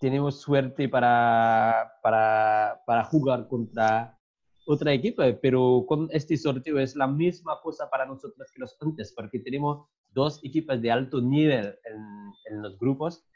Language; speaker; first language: Spanish; non-native, learner; French